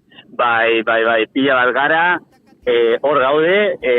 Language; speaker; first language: Basque; non-native, local second language; Spanish